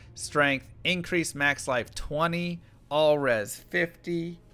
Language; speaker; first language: English; native; English